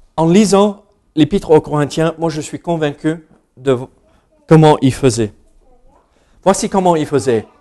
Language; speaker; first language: French; non-native, fluent; English